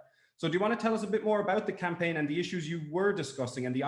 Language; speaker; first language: English; native; English